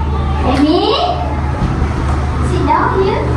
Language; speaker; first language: English; non-native, local second language; Malay